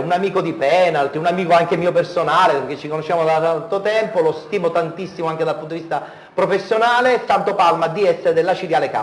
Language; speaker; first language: Italian; native; Italian